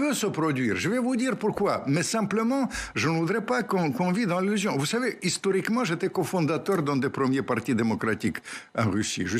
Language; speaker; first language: French; non-native, fluent; Russian